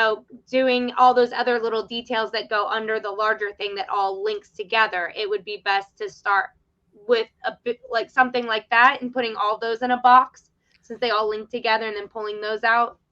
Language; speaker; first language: English; native; English